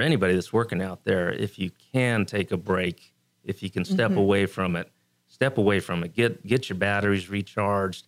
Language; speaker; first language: English; native; English